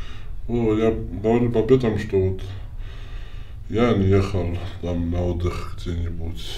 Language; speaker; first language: Russian; non-native, fluent; Georgian